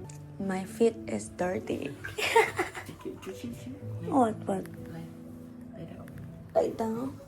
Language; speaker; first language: English; non-native, learner; Filipino